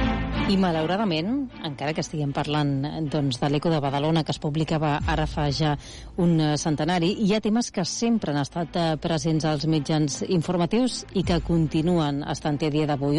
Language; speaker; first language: Catalan; native; Catalan